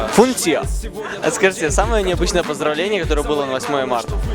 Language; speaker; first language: Russian; native; Russian